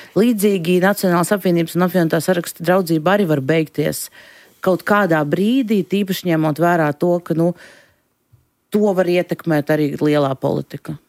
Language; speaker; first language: Latvian; non-native, local second language; Russian